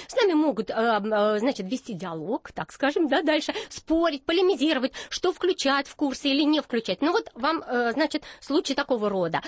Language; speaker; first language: Russian; native; Russian